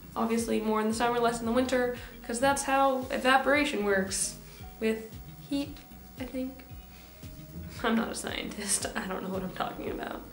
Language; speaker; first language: English; native; English